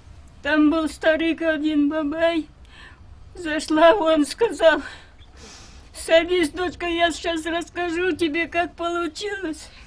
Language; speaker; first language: Russian; non-native, local second language; Crimean Tatar